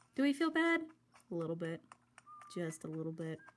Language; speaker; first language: English; native; English